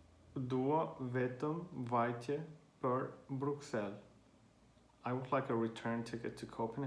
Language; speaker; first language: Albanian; non-native, learner; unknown